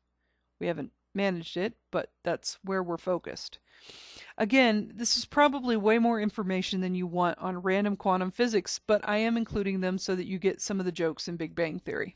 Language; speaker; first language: English; native; English